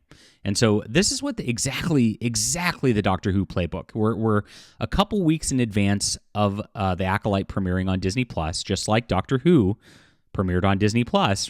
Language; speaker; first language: English; native; English